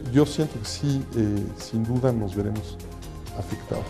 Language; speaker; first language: Spanish; native; Spanish